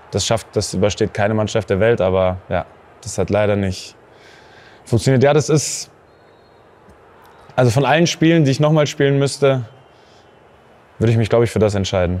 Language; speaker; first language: German; native; German